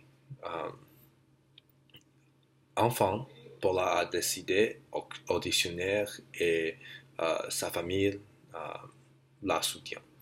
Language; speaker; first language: French; non-native, learner; English